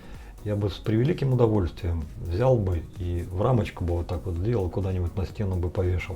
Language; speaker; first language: Russian; native; Russian